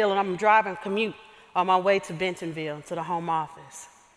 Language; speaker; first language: English; native; English